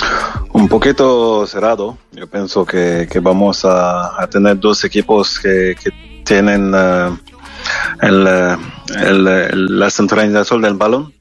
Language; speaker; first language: Spanish; non-native, learner; French